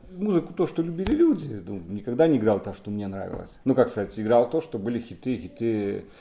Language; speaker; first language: Russian; non-native, local second language; Polish